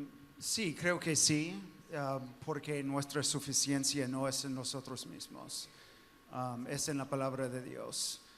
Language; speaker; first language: Spanish; non-native, fluent; English